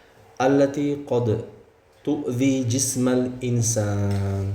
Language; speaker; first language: Arabic; non-native, fluent; Uzbek